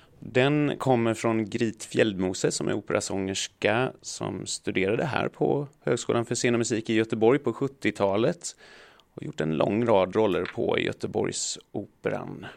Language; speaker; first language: Swedish; native; Swedish